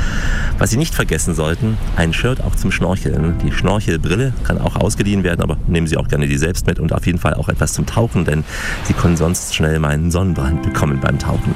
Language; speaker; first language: German; native; German